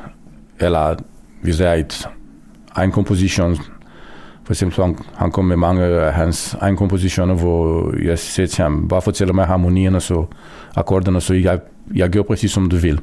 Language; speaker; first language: Danish; non-native, fluent; Romanian